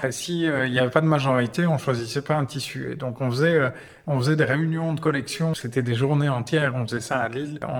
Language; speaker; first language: French; native; French